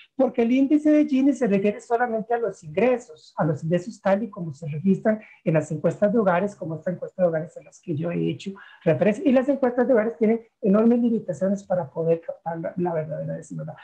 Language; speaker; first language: Spanish; native; Spanish